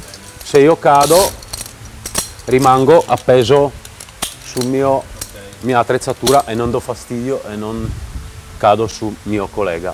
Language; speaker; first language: Italian; non-native, fluent; Czech